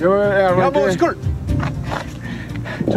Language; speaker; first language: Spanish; non-native, learner; English